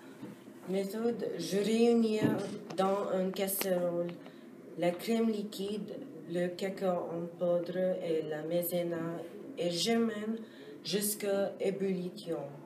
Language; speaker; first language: French; non-native, learner; English